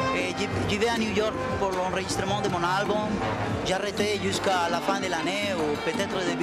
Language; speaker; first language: French; non-native, fluent; Spanish